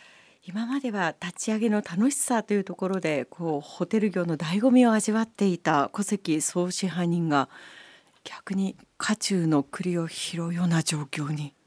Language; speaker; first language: Japanese; native; Japanese